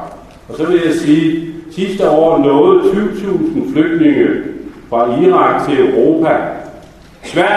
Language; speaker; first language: Danish; native; Danish